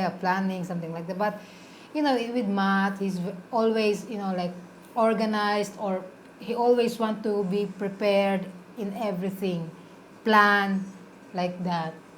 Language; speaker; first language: English; non-native, local second language; Cebuano